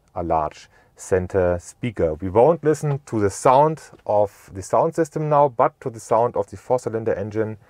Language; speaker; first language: English; non-native, fluent; German